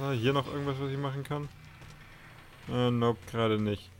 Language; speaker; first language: German; native; German